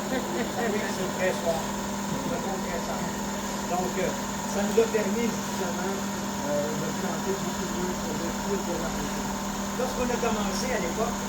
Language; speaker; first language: French; native; French